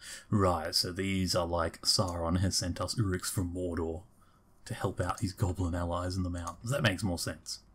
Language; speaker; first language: English; native; English